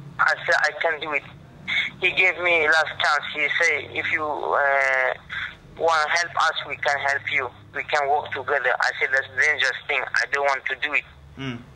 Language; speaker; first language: English; non-native, learner; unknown